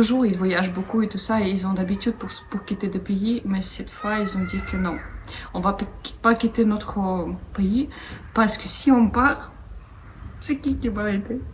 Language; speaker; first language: French; non-native, fluent; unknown